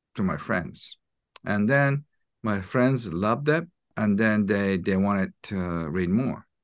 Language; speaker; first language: English; non-native, fluent; Japanese